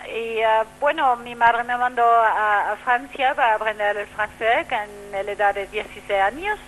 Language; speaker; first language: Spanish; non-native, fluent; German